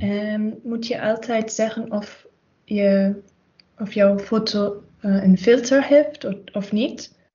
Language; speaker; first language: Dutch; non-native, learner; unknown